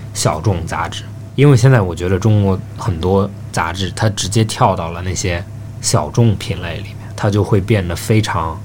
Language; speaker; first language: Chinese; early bilingual, heritage; Chinese